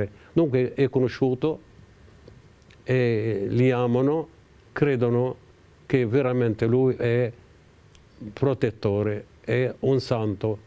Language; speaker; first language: Italian; non-native, fluent; Arabic